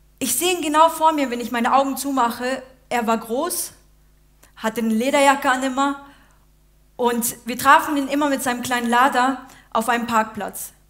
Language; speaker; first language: German; early bilingual, other home language; Uyghur